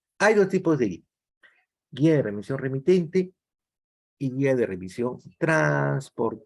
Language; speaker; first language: Spanish; native; Spanish